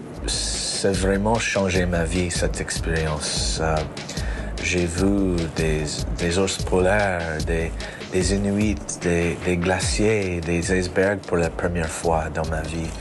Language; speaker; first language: French; non-native, learner; English